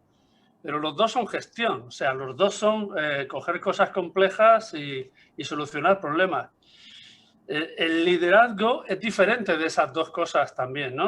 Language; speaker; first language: Spanish; native; Spanish